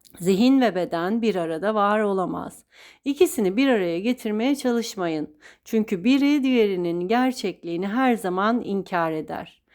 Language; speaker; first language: Turkish; native; Turkish